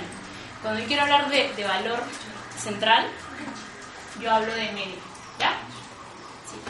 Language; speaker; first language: Spanish; native; Spanish